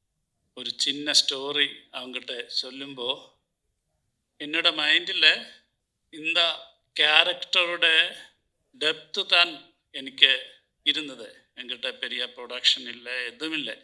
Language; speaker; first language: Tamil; non-native, learner; Malayalam